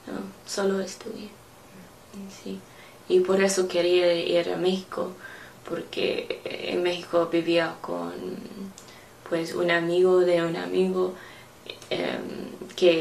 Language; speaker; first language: Spanish; non-native, learner; English